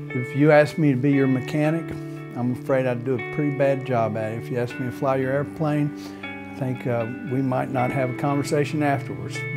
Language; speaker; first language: English; native; English